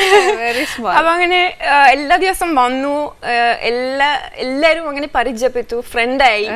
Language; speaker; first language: Malayalam; non-native, fluent; French